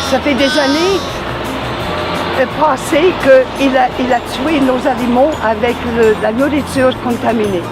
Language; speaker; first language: French; non-native, fluent; Italian